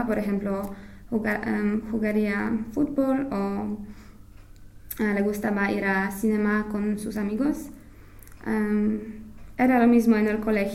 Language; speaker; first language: Spanish; non-native, fluent; English